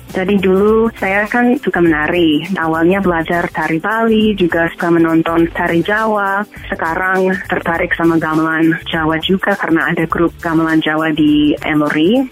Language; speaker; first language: Indonesian; non-native, fluent; English